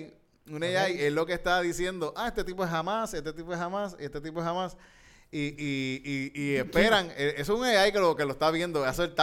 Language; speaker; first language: Spanish; native; Spanish